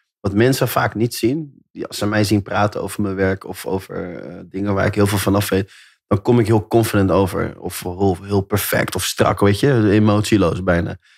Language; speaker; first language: Dutch; native; Dutch